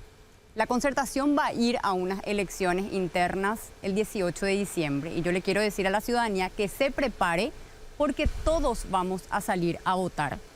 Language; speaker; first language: Spanish; native; Spanish